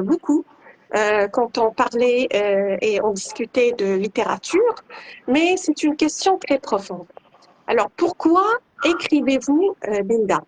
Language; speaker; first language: French; non-native, local second language; Arabic